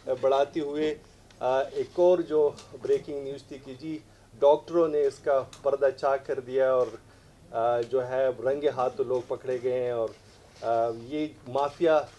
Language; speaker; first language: Urdu; non-native, local second language; Pashto